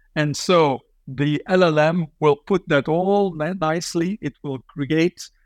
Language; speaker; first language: English; non-native, fluent; Dutch